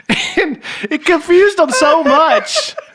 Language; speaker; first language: English; native; English